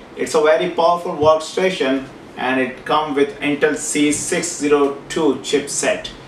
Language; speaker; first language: English; non-native, local second language; Urdu